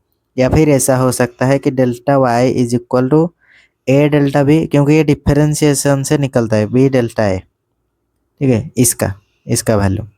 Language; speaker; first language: Hindi; native; Hindi